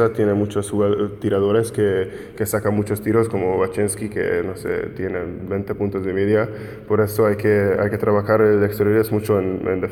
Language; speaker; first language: Spanish; non-native, fluent; Hungarian